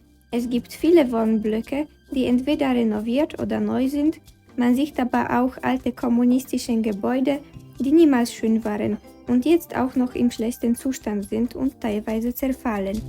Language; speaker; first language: German; non-native, fluent; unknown